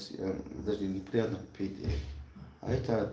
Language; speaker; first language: Russian; non-native, learner; Tajik